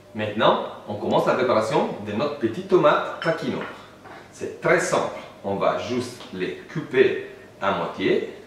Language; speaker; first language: French; non-native, fluent; Italian